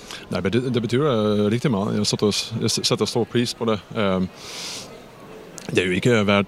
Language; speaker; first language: Danish; non-native, fluent; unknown